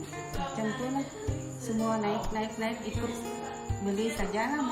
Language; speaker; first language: Malay; native; Malay